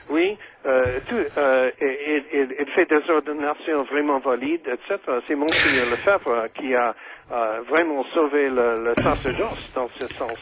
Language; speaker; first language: French; non-native, fluent; English